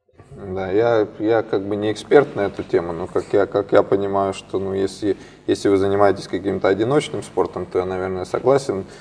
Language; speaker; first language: Russian; native; Russian